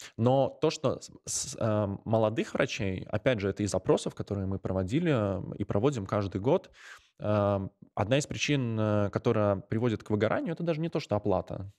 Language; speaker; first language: Russian; non-native, local second language; Latvian